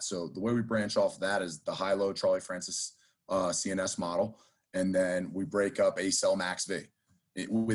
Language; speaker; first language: English; native; English